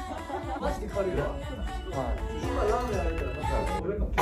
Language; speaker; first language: Japanese; native; Japanese